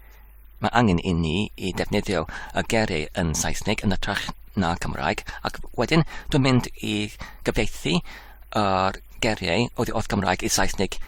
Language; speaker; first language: Welsh; non-native, learner; English